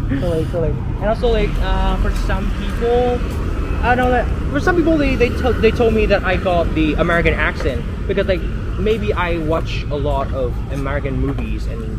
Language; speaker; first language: English; non-native, fluent; Vietnamese